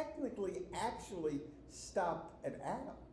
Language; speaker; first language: English; native; English